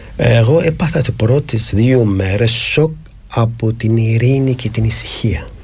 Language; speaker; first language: Greek; non-native, fluent; Arabic